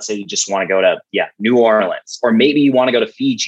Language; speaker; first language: English; native; English